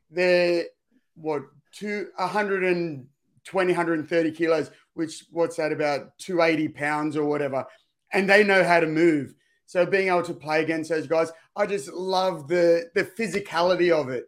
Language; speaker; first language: English; native; English